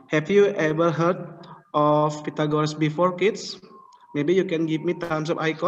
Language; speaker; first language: English; non-native, learner; Indonesian